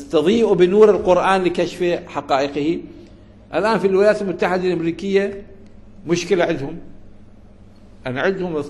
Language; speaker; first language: Arabic; native; Arabic